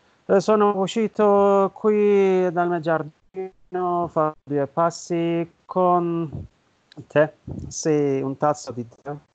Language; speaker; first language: Italian; non-native, learner; Turkish